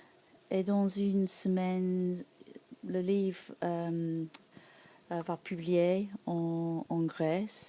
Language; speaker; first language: French; non-native, learner; English